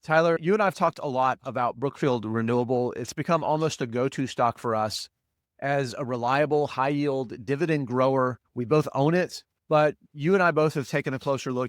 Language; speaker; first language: English; native; English